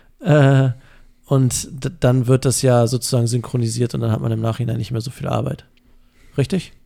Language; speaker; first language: German; native; German